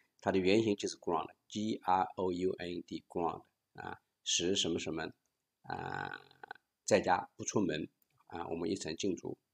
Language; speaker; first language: Chinese; native; Chinese